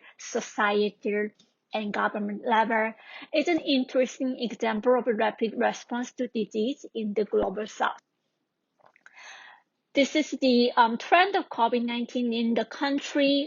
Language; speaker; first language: English; non-native, fluent; Korean